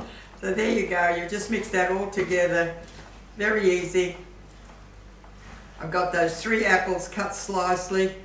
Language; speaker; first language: English; native; English